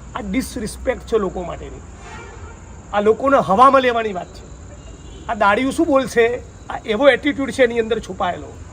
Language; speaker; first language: Gujarati; native; Gujarati